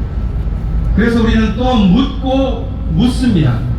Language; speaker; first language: Korean; native; Korean